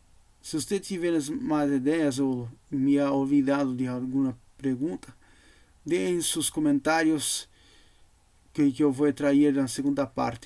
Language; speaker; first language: Portuguese; non-native, learner; Spanish